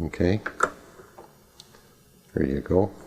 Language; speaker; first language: English; native; English